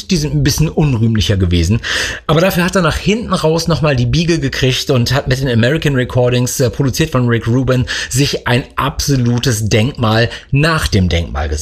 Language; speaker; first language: German; native; German